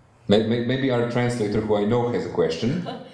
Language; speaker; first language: English; non-native, fluent; Slovenian